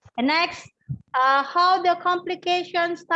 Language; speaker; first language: English; non-native, learner; Indonesian